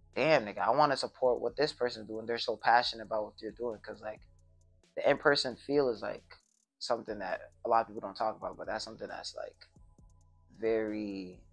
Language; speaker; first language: English; native; English